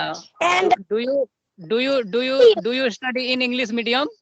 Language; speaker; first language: English; non-native, learner; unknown